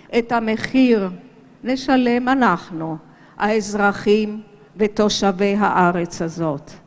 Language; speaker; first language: Hebrew; early bilingual, other home language; Romanian